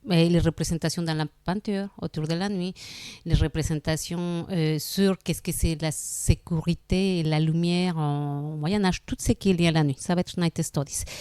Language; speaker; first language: French; non-native, fluent; Spanish